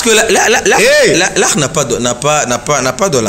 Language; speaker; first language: French; non-native, learner; Rundi